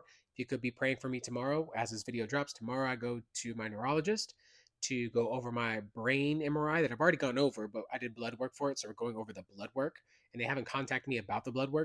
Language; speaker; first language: English; native; English